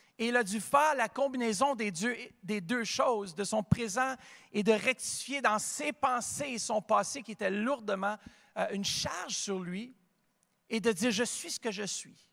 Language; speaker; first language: French; native; French